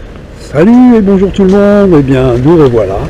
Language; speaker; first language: French; native; French